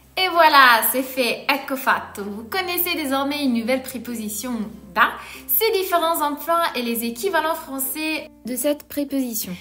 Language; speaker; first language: French; non-native, fluent; Italian